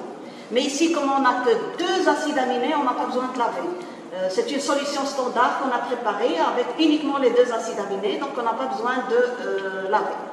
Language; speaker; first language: French; non-native, local second language; Arabic